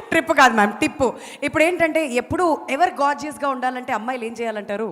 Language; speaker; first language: Telugu; native; Telugu